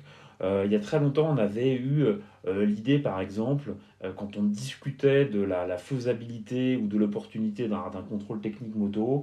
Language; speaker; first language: French; native; French